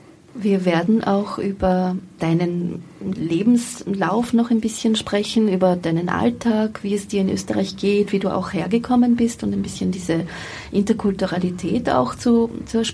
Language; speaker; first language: German; native; German